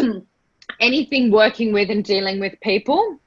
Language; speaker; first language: English; native; English